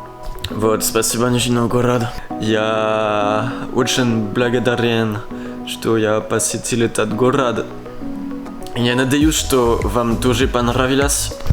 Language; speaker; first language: Russian; non-native, fluent; French